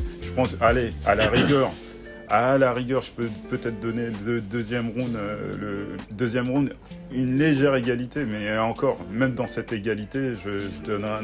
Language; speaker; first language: French; native; French